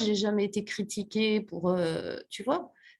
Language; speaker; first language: French; native; French